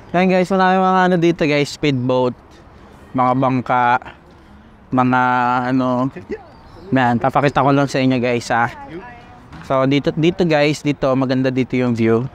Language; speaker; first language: Filipino; non-native, local second language; Hiligaynon